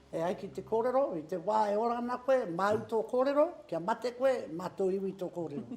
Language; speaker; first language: Māori; native; Māori